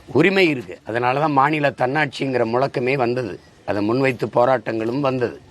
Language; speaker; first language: Tamil; native; Tamil